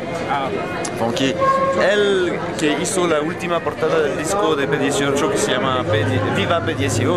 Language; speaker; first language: Spanish; non-native, fluent; French